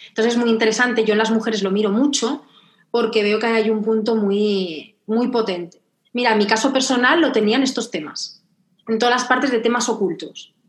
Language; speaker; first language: Spanish; native; Spanish